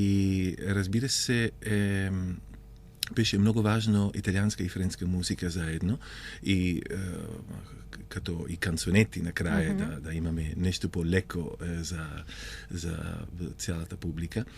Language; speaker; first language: Bulgarian; non-native, fluent; Italian